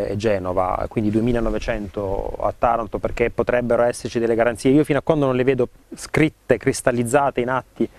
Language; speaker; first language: Italian; native; Italian